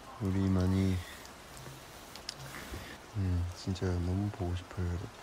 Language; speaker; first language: Korean; non-native, learner; Chinese